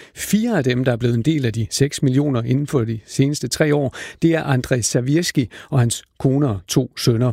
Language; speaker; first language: Danish; native; Danish